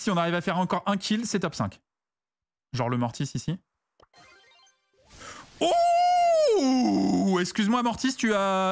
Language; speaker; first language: French; native; French